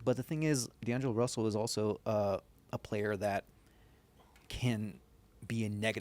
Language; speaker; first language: English; native; English